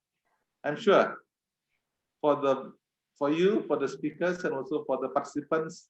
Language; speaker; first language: English; non-native, fluent; Indonesian